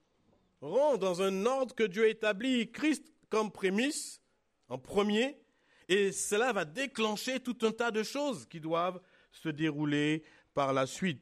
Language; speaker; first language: French; native; French